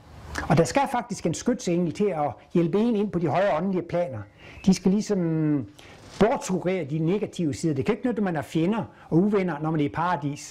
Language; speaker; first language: Danish; native; Danish